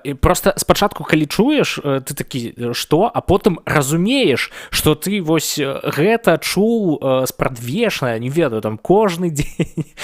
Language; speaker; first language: Belarusian; non-native, local second language; Russian